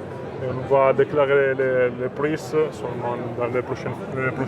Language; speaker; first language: French; non-native, fluent; Italian